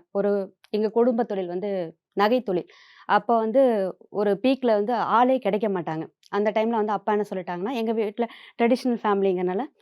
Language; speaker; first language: Tamil; native; Tamil